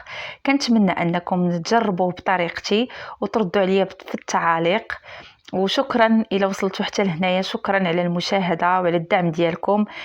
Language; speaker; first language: Arabic; native; Arabic